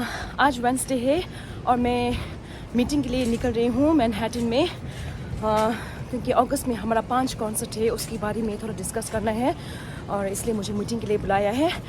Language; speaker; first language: Hindi; non-native, local second language; Tibetan